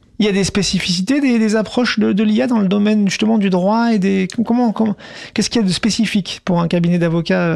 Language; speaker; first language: French; native; French